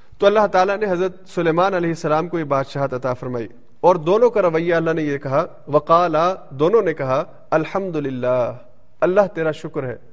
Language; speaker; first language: Urdu; early bilingual, heritage; Urdu